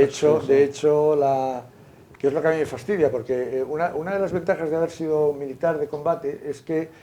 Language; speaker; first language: Spanish; native; Spanish